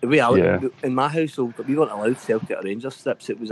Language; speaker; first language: English; native; English